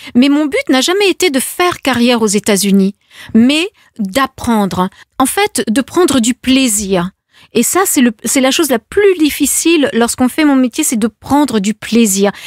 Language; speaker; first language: French; native; French